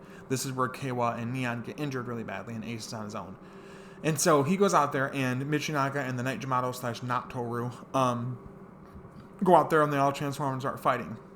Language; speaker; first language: English; native; English